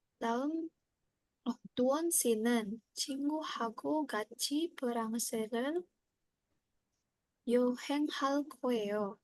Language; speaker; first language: Korean; non-native, learner; Indonesian